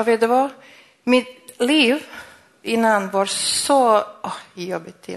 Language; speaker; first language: Swedish; non-native, fluent; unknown